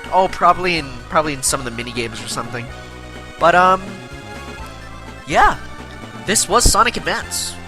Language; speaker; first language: English; native; English